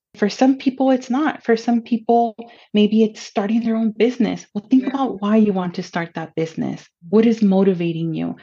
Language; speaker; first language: English; early bilingual, other home language; Spanish